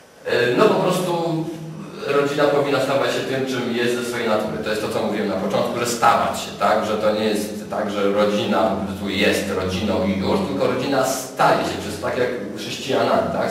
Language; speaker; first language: Polish; native; Polish